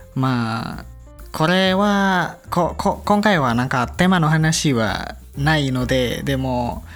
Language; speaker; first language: Japanese; non-native, learner; Indonesian